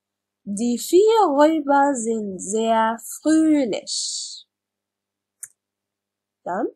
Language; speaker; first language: German; non-native, learner; Arabic